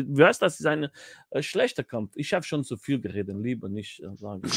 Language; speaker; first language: German; non-native, learner; Portuguese